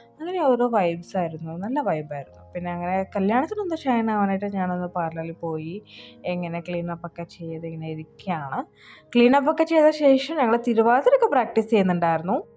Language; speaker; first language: Malayalam; early bilingual, heritage; Malayalam